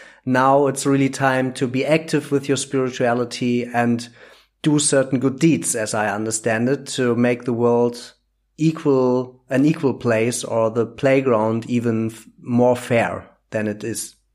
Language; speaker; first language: English; non-native, fluent; German